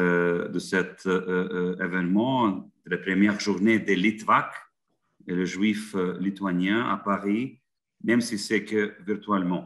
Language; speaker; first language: French; non-native, fluent; Lithuanian